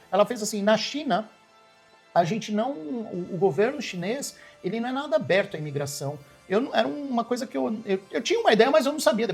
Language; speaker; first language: Portuguese; native; Portuguese